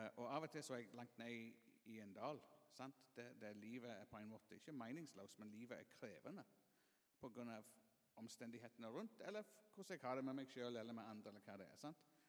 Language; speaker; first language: Norwegian; non-native, fluent; English